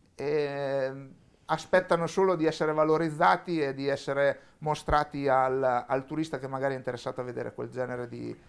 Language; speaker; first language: Italian; native; Italian